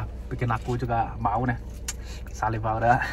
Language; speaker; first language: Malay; non-native, learner; Chinese